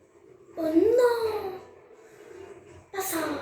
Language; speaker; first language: French; native; French